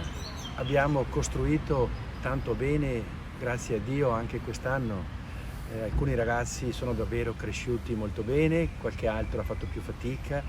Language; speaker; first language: Italian; native; Italian